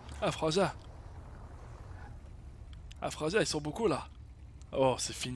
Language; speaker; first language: French; native; French